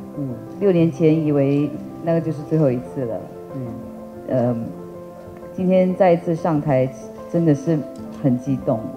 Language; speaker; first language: Chinese; non-native, local second language; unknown